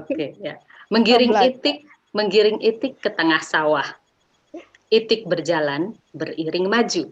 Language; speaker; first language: Indonesian; native; Indonesian